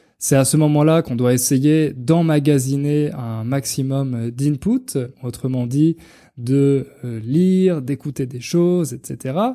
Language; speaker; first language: French; native; French